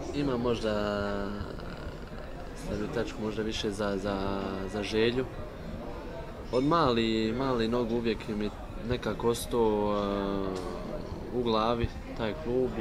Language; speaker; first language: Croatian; early bilingual, heritage; Bosnian